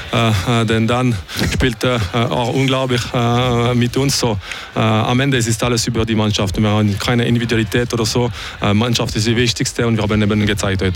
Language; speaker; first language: German; non-native, local second language; French